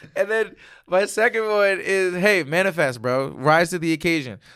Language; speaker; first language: English; native; English